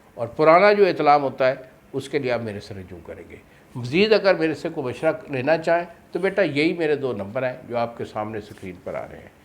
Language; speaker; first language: Urdu; non-native, local second language; Punjabi